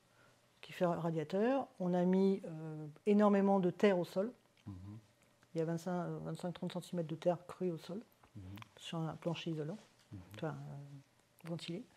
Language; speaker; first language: French; native; French